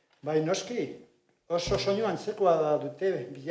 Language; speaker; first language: Basque; non-native, local second language; Spanish